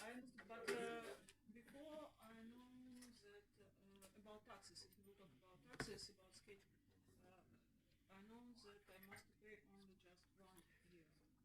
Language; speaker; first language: English; non-native, learner; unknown